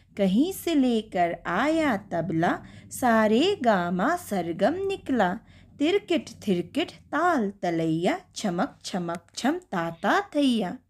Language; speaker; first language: Hindi; native; Hindi